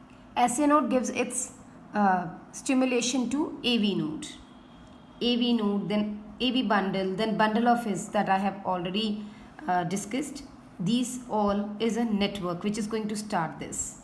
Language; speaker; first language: English; non-native, local second language; Hindi